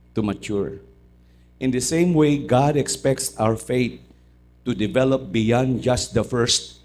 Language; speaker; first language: English; non-native, local second language; Filipino